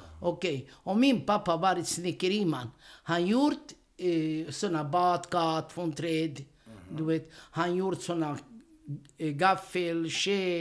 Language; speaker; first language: Swedish; non-native, learner; Romany